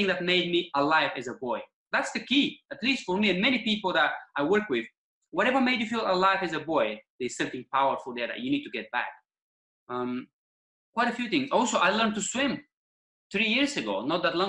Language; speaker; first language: English; non-native, fluent; Bulgarian